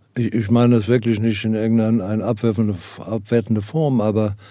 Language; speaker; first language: German; non-native, fluent; Afrikaans